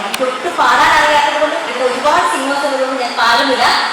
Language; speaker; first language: Malayalam; native; Malayalam